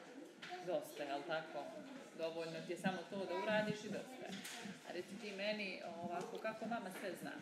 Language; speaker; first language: Serbian; native; Serbian